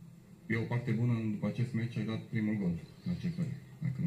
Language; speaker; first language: Romanian; native; Romanian